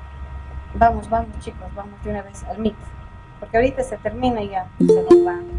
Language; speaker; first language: Spanish; native; Spanish